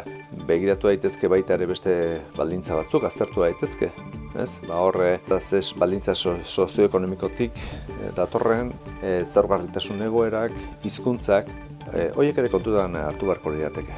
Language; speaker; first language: Basque; native; Basque